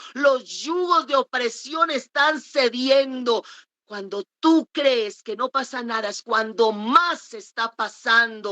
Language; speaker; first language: Spanish; native; Spanish